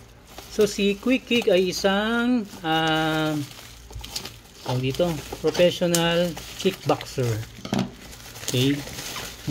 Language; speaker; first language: Filipino; native; Filipino